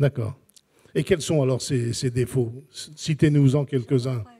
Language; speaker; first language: French; native; French